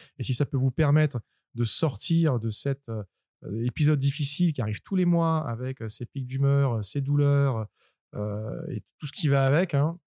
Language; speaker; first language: French; native; French